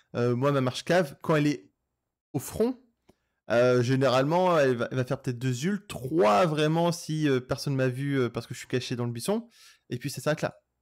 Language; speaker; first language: French; native; French